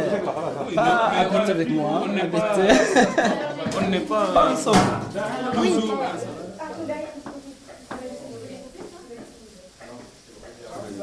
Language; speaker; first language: French; non-native, learner; Arabic